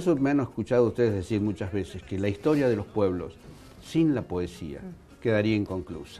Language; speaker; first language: Spanish; native; Spanish